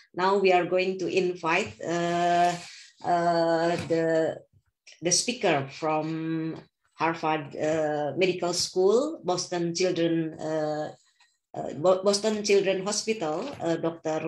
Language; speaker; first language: English; non-native, fluent; Indonesian